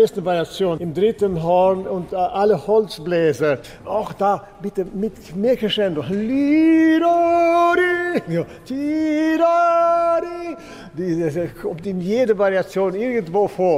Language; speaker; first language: German; non-native, fluent; Swedish